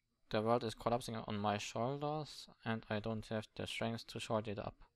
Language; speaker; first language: English; non-native, learner; German